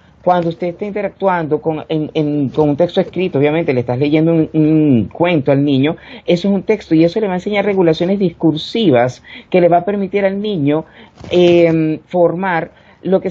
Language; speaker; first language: Spanish; native; Spanish